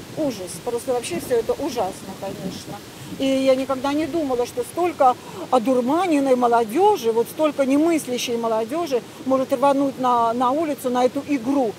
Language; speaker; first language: Russian; native; Russian